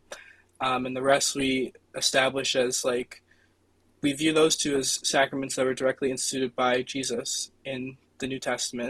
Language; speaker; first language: English; native; English